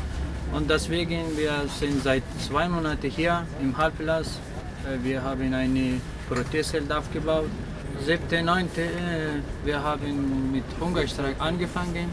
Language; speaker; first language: German; non-native, learner; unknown